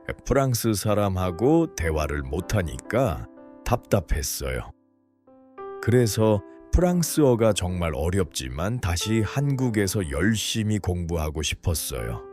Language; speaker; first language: Korean; non-native, learner; Uzbek